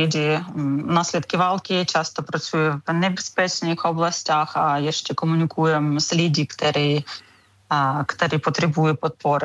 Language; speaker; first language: Czech; non-native, learner; Ukrainian